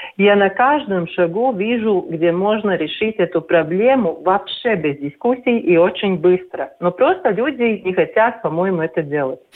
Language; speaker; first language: Russian; non-native, local second language; Latvian